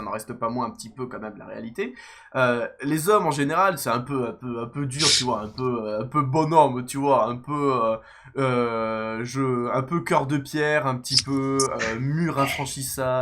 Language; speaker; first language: French; native; French